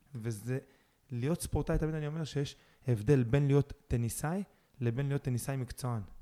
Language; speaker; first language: Hebrew; early bilingual, other home language; Spanish